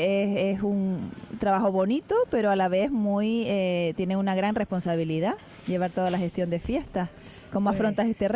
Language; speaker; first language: Spanish; native; Spanish